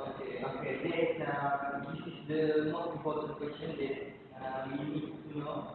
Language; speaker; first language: English; non-native, local second language; Malay